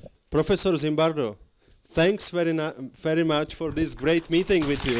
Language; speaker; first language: English; non-native, fluent; Czech